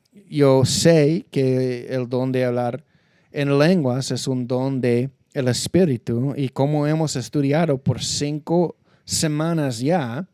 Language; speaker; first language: Spanish; non-native, fluent; English